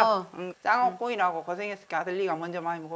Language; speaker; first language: Korean; native; Korean